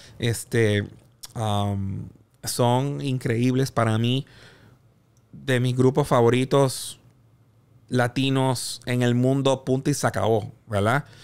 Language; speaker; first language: Spanish; native; Spanish